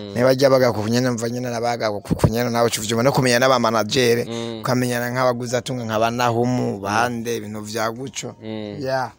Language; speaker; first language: Rundi; native; Rundi